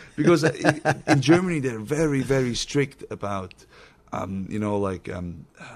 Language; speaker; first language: English; non-native, fluent; Swiss German